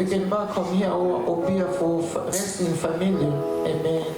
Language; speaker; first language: Danish; non-native, learner; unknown